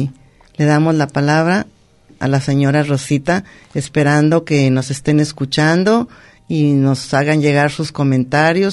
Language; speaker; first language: Spanish; native; Spanish